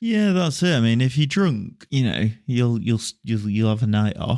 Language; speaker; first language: English; native; English